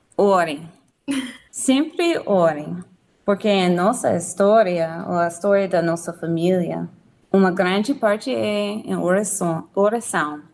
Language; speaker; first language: Portuguese; non-native, fluent; English